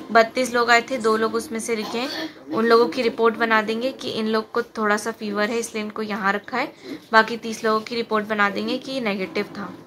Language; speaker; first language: Hindi; native; Hindi